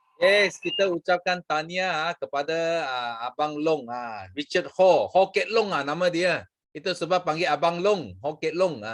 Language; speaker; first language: Malay; non-native, local second language; Chinese